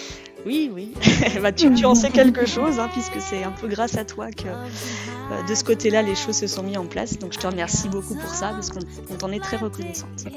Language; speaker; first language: French; native; French